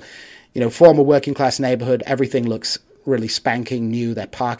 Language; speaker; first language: English; native; English